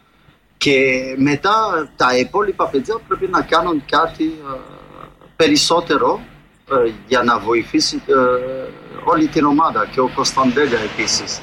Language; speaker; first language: Greek; non-native, fluent; French